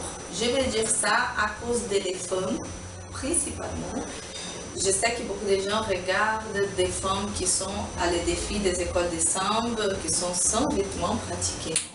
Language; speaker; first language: French; non-native, learner; Portuguese